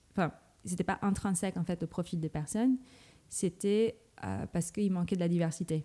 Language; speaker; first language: French; non-native, fluent; Filipino